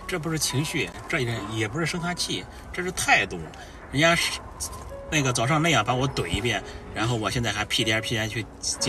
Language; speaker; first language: Chinese; native; Chinese